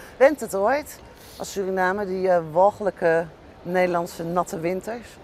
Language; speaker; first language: Dutch; native; Dutch